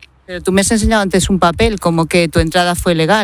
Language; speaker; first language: Spanish; native; Spanish